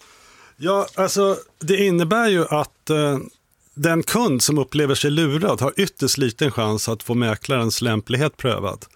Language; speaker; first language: Swedish; native; Swedish